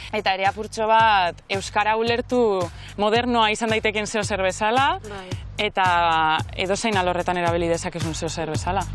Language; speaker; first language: Basque; native; Basque